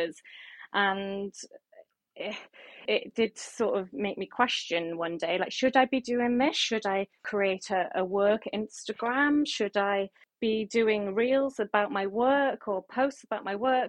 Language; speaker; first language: English; native; English